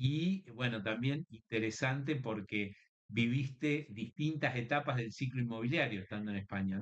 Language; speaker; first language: Spanish; native; Spanish